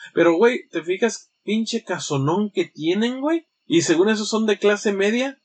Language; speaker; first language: Spanish; early bilingual, heritage; Spanish